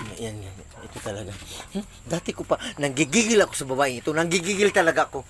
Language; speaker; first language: Filipino; non-native, local second language; Cebuano